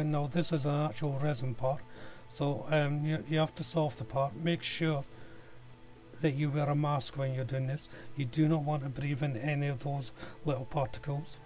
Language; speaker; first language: English; native; English